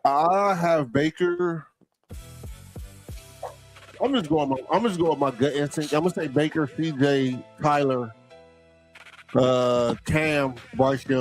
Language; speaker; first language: English; native; English